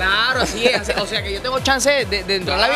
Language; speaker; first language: Spanish; native; Spanish